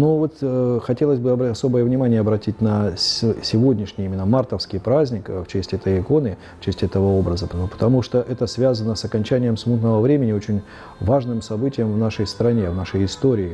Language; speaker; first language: Russian; native; Russian